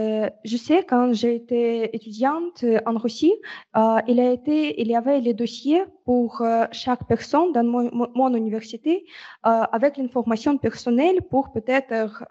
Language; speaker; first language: French; non-native, learner; Russian